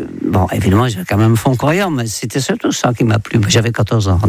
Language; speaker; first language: French; non-native, fluent; Dutch